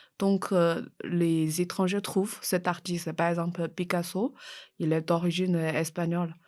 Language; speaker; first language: French; non-native, fluent; Chinese